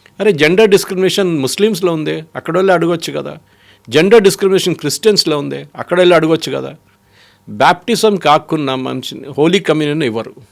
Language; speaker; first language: Telugu; non-native, fluent; Malayalam